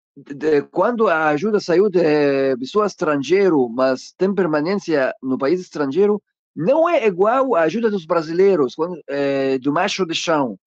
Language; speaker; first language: Portuguese; non-native, learner; Arabic